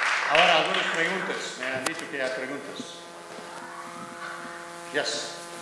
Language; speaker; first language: Spanish; non-native, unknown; English